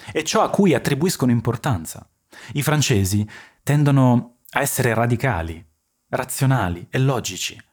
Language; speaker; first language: Italian; early bilingual, other home language; French